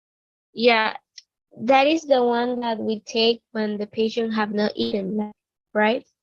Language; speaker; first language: English; non-native, learner; Spanish